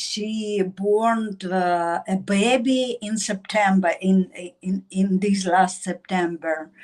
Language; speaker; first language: English; non-native, learner; Russian